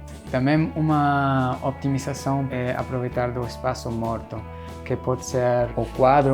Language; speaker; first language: Portuguese; non-native, fluent; German